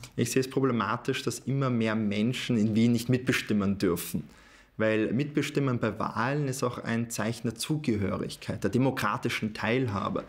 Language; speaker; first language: German; native; German